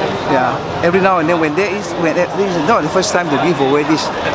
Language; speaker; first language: English; non-native, local second language; Chinese